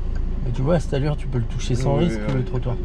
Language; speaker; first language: French; native; French